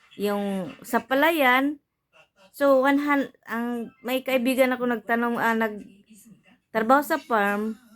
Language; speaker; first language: Filipino; native; Filipino